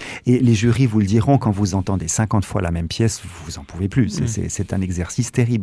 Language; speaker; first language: French; native; French